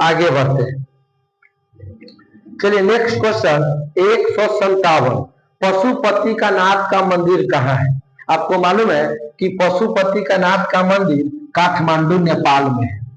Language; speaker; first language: Hindi; non-native, local second language; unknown